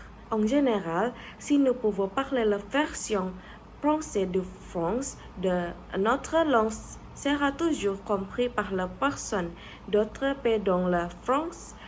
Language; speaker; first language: French; non-native, learner; Indonesian